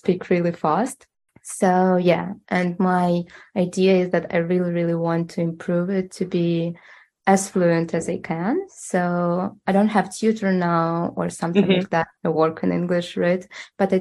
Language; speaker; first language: English; non-native, fluent; Russian